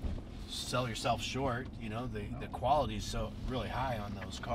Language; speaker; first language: English; native; English